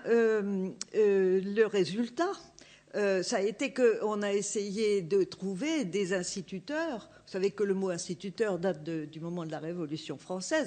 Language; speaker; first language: French; native; French